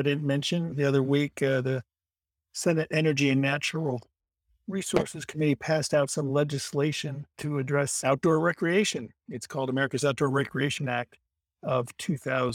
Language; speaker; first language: English; native; English